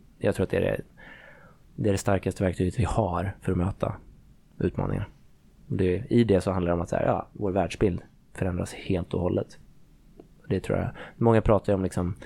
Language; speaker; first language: Swedish; native; Swedish